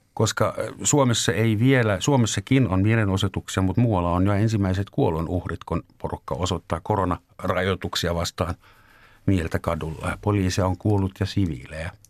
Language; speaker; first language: Finnish; native; Finnish